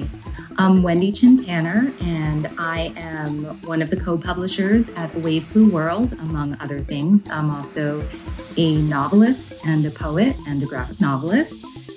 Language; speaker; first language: English; native; English